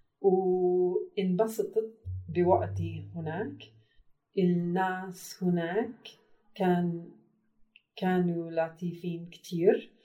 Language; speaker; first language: Arabic; non-native, learner; English